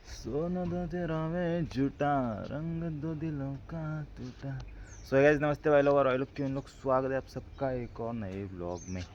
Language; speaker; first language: Hindi; non-native, local second language; Marathi